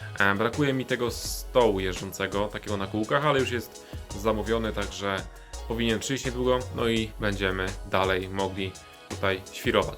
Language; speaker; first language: Polish; native; Polish